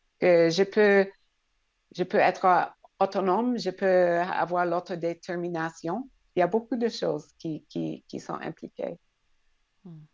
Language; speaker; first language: French; non-native, local second language; English